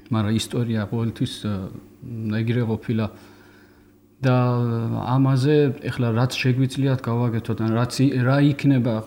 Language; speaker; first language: Georgian; early bilingual, heritage; Georgian